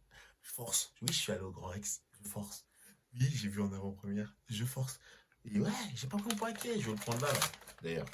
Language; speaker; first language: French; native; French